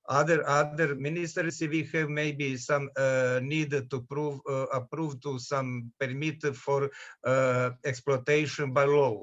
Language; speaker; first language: English; non-native, learner; Serbian